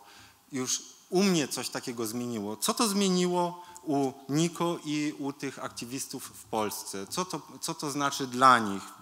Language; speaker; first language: Polish; early bilingual, heritage; Polish